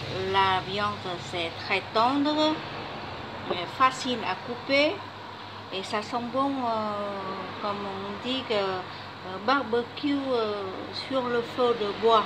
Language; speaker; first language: French; non-native, fluent; Vietnamese